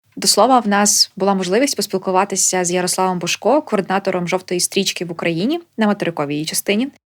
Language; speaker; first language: Ukrainian; native; Ukrainian